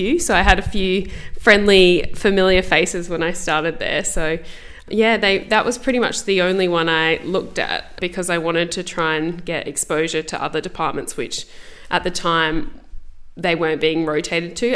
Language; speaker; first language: English; native; English